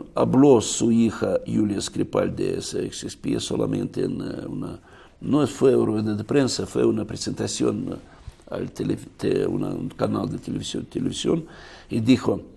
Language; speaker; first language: Spanish; non-native, fluent; Russian